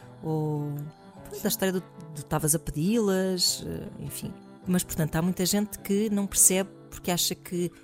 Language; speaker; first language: Portuguese; native; Portuguese